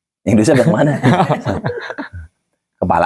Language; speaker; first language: Indonesian; native; Indonesian